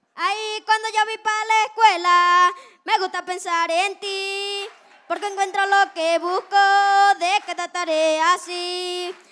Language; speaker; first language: Spanish; native; Spanish